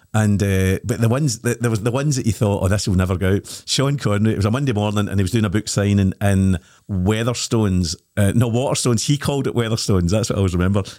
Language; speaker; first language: English; native; English